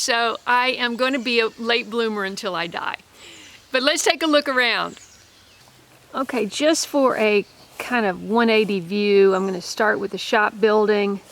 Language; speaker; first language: English; native; English